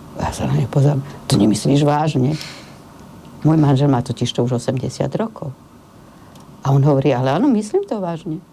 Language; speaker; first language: Slovak; native; Slovak